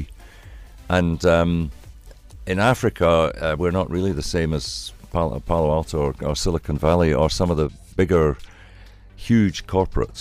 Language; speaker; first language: English; native; English